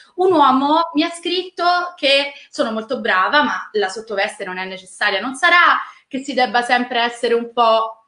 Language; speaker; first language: Italian; native; Italian